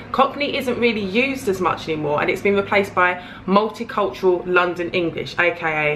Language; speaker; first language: English; native; English